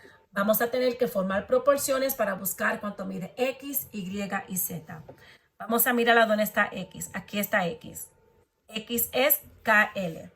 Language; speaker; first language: Spanish; early bilingual, heritage; Spanish